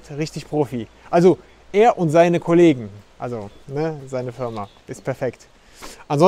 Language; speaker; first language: German; native; German